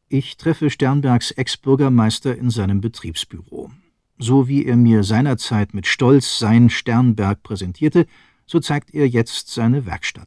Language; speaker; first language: German; native; German